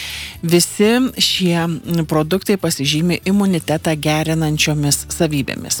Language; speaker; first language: Lithuanian; native; Lithuanian